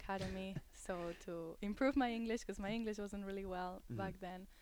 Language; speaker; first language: English; non-native, fluent; Spanish